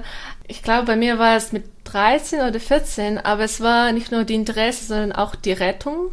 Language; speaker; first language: German; non-native, fluent; Russian